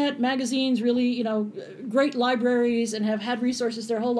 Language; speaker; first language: English; native; English